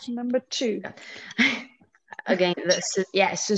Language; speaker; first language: English; non-native, learner; Italian